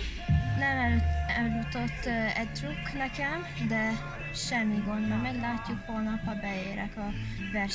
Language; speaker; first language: Hungarian; early bilingual, heritage; English